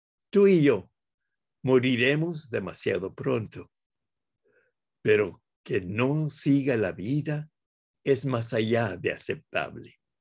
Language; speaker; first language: Spanish; early bilingual, heritage; Spanish